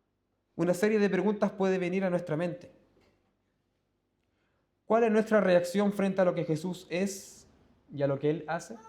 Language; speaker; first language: Spanish; native; Spanish